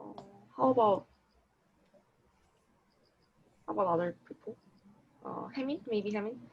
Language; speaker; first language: English; non-native, learner; Korean